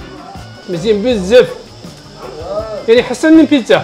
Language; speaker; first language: Arabic; non-native, learner; Korean